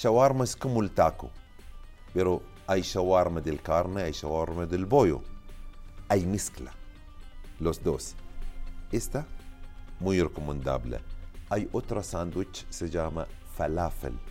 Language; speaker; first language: Spanish; non-native, learner; Arabic